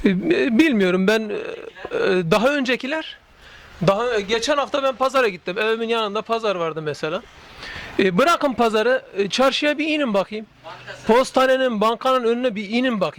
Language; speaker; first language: Turkish; native; Turkish